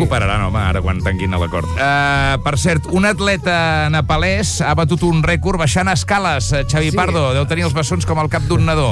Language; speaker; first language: Catalan; native; Catalan